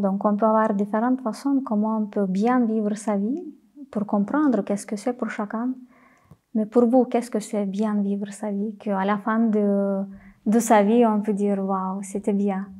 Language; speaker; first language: French; non-native, fluent; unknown